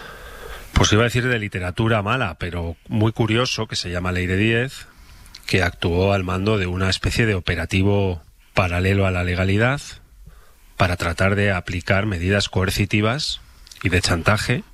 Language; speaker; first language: Spanish; native; Spanish